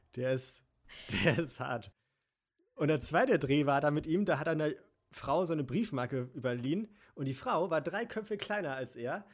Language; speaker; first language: German; native; German